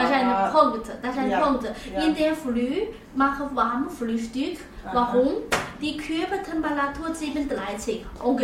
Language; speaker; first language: German; non-native, learner; Chinese